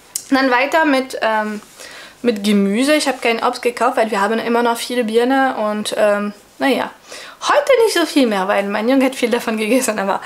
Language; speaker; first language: German; non-native, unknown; French